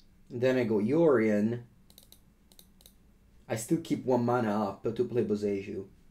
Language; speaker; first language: English; non-native, fluent; Italian